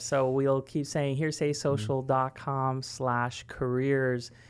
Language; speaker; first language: English; early bilingual, other home language; Spanish